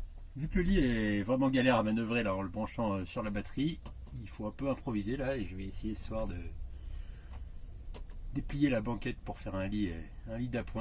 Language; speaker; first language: French; native; French